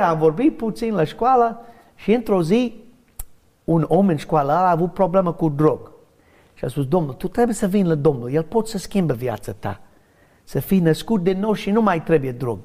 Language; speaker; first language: Romanian; non-native, learner; English